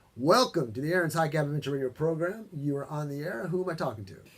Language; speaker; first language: English; native; English